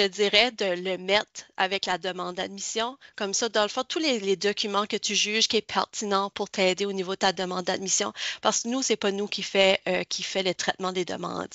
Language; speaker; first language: French; native; French